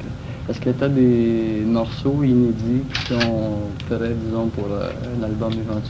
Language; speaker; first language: French; native; French